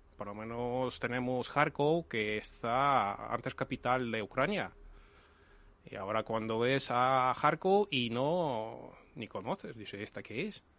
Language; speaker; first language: Spanish; non-native, learner; Ukrainian